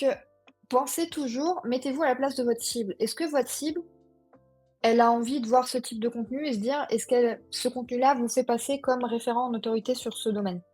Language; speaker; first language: French; native; French